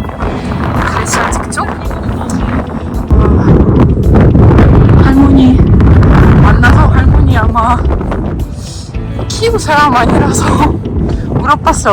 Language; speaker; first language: Korean; non-native, learner; Ukrainian